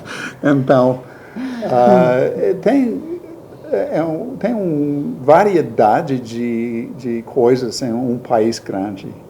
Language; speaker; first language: Portuguese; non-native, learner; English